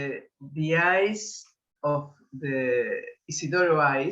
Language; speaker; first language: English; non-native, learner; Spanish